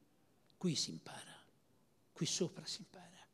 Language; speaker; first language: Italian; native; Italian